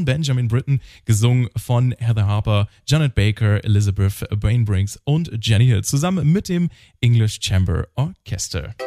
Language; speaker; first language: German; native; German